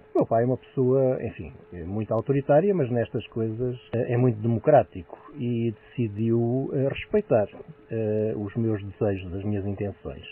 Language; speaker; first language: Portuguese; native; Portuguese